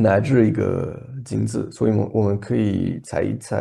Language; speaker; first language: Chinese; non-native, learner; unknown